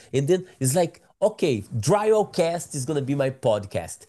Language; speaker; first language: English; non-native, learner; Portuguese